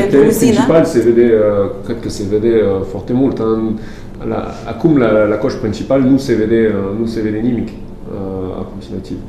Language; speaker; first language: Romanian; non-native, learner; French